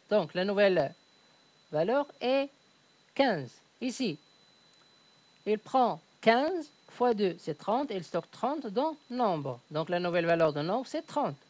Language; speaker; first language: French; native; French